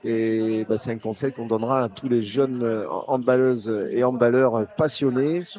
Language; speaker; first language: French; native; French